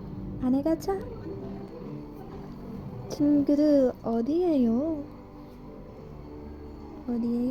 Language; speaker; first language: Korean; non-native, learner; Filipino